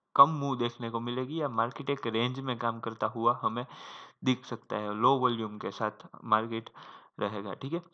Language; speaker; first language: Hindi; non-native, local second language; Gujarati